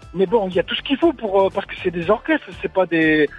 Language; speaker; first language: French; native; French